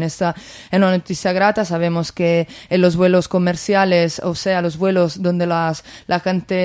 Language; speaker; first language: Spanish; native; Spanish